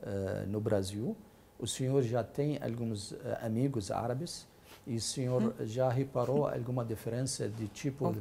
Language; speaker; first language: Portuguese; non-native, fluent; Arabic